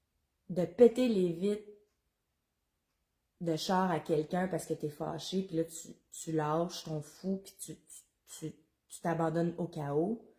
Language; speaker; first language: French; native; French